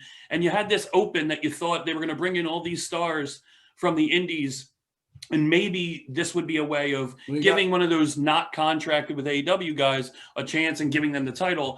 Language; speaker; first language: English; native; English